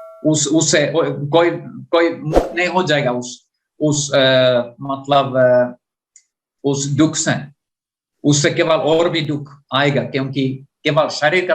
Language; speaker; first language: Hindi; non-native, learner; Finnish